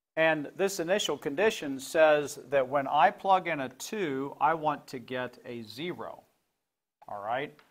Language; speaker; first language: English; native; English